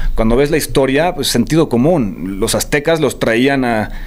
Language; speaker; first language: Spanish; native; Spanish